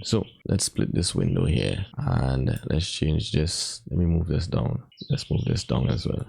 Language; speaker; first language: English; native; English